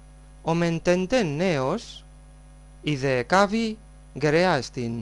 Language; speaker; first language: Greek; non-native, fluent; Spanish